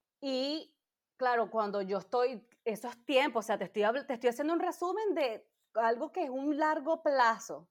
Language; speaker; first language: Spanish; native; Spanish